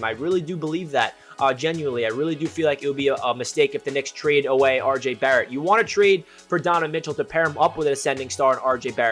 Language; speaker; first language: English; native; English